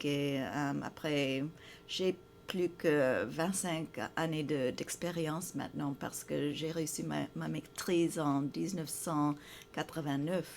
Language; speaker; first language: French; non-native, fluent; English